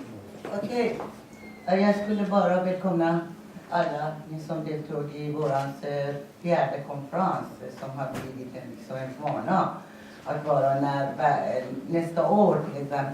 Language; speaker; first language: Swedish; non-native, learner; Persian